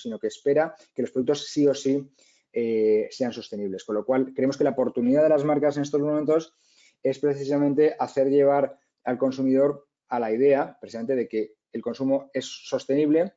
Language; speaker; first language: Spanish; native; Spanish